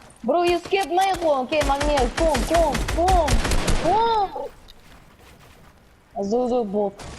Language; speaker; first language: Dutch; early bilingual, other home language; Turkish